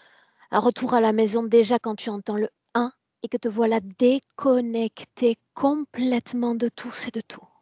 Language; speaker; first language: French; native; French